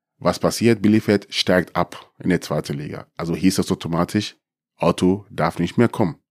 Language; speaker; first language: German; early bilingual, other home language; Akan